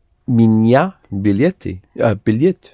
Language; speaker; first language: Russian; non-native, learner; English